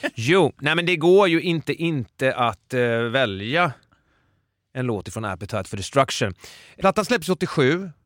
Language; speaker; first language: Swedish; native; Swedish